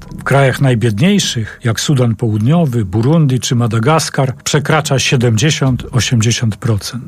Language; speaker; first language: Polish; native; Polish